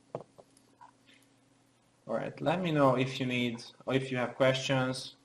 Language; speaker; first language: English; non-native, fluent; Hungarian